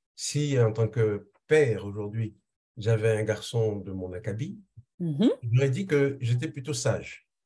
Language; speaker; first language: French; non-native, local second language; Haitian Creole